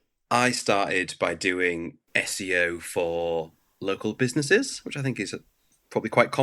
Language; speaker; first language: English; native; English